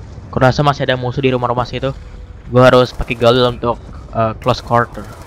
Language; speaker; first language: Indonesian; native; Indonesian